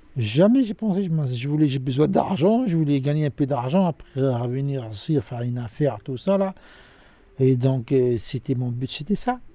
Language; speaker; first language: French; non-native, learner; Arabic